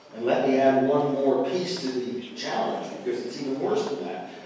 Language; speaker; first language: English; native; English